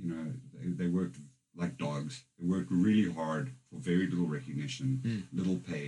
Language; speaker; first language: English; native; English